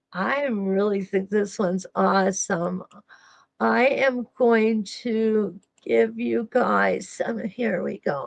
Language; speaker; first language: English; native; English